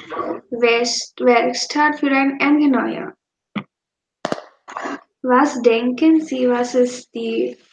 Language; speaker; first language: German; non-native, fluent; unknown